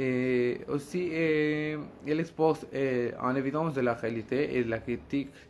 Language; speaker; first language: French; non-native, learner; Spanish